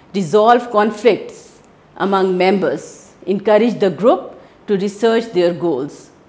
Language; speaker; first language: English; non-native, local second language; Hindi